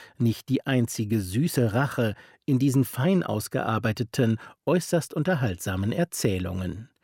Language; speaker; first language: German; native; German